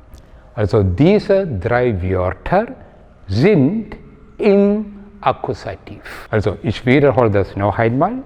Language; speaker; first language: German; non-native, fluent; Malayalam